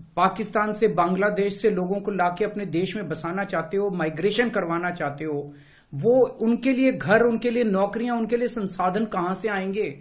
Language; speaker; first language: Hindi; native; Hindi